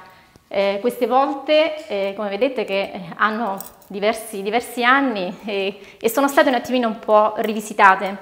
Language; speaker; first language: Italian; native; Italian